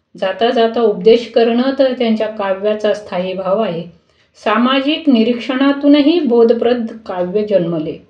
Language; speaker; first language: Marathi; native; Marathi